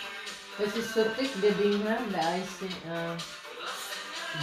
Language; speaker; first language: German; non-native, learner; Filipino